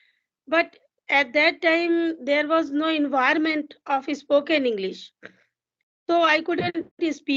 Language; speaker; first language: English; non-native, local second language; Hindi